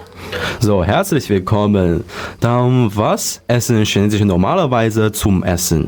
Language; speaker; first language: German; non-native, learner; Chinese